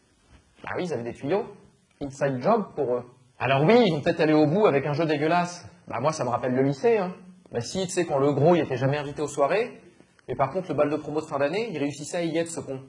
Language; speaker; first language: French; native; French